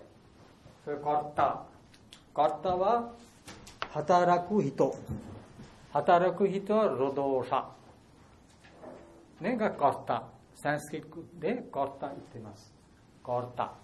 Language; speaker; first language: Japanese; non-native, learner; Bangla